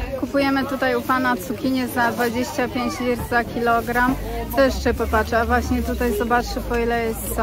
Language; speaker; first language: Polish; native; Polish